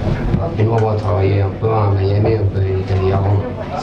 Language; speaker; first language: French; non-native, learner; Italian